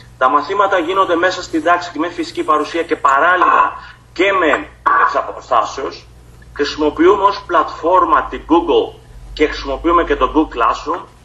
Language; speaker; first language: Greek; native; Greek